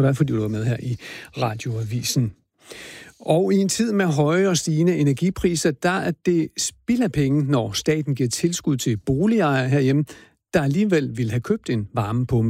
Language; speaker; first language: Danish; native; Danish